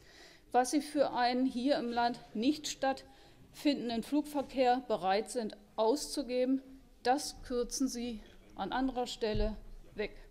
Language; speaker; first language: German; native; German